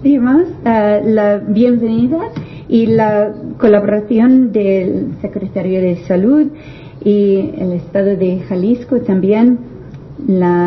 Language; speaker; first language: Spanish; non-native, learner; English